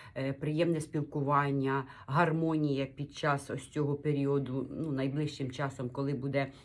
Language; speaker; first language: Ukrainian; non-native, local second language; Russian